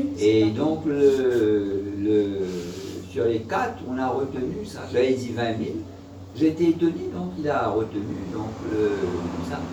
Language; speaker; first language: French; non-native, local second language; Morisyen